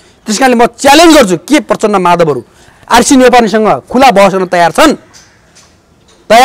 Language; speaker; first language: Nepali; native; Nepali